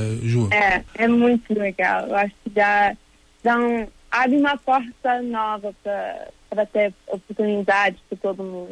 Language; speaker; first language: Portuguese; early bilingual, heritage; Portuguese